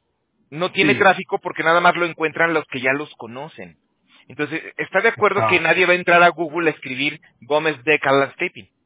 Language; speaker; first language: Spanish; native; Spanish